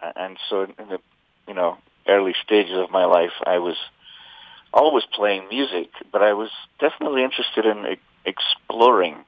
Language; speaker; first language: English; native; English